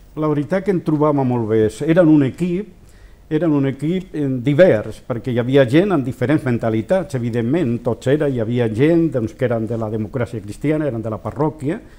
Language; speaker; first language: Catalan; non-native, local second language; Spanish